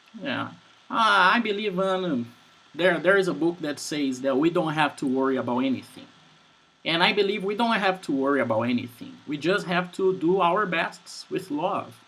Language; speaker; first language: English; non-native, fluent; Portuguese